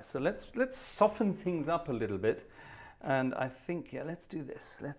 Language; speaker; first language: English; native; English